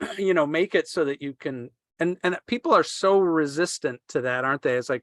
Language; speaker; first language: English; native; English